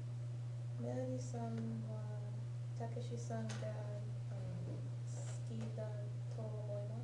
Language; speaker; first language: Japanese; non-native, learner; English